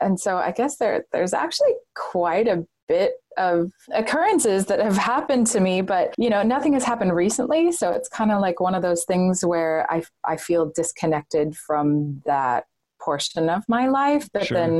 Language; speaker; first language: English; native; English